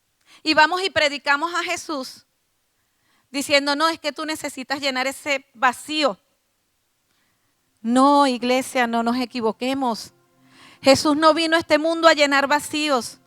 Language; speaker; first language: Spanish; native; Spanish